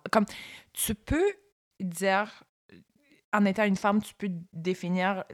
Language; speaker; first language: French; early bilingual, other home language; Bulgarian